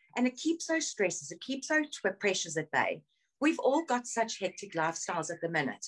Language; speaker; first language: English; native; English